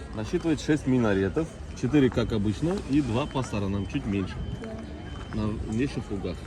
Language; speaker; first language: Russian; non-native, local second language; Kazakh